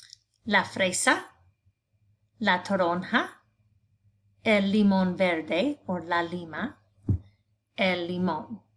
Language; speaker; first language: Spanish; non-native, fluent; English